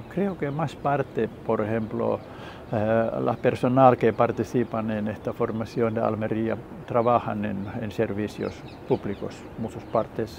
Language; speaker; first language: Spanish; non-native, learner; Finnish